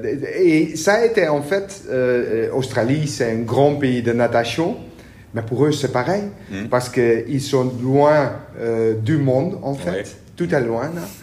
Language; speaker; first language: French; non-native, learner; Dutch